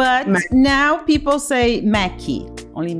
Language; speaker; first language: English; non-native, fluent; Portuguese